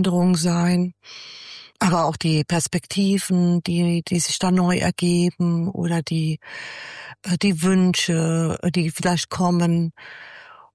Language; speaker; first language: German; native; German